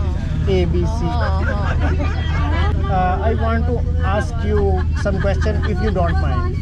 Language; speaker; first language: English; non-native, learner; Urdu